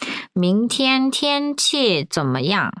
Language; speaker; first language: Chinese; non-native, fluent; Korean